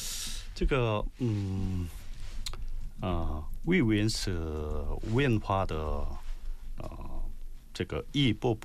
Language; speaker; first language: Chinese; non-native, learner; Korean